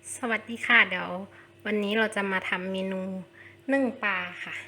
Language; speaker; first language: Thai; non-native, local second language; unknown